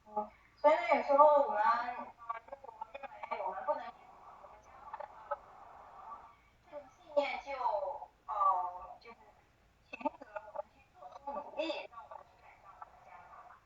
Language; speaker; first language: Chinese; native; Chinese